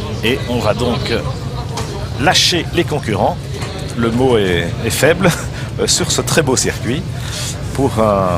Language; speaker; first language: French; native; French